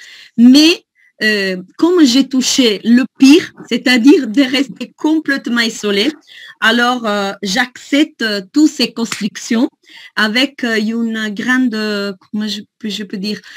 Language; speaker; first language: French; non-native, fluent; Italian